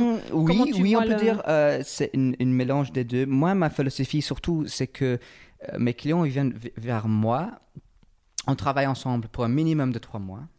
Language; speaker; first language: French; non-native, fluent; English